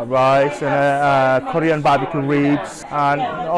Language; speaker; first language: English; non-native, fluent; Mongolian